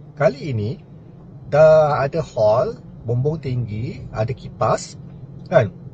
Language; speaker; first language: Malay; native; Malay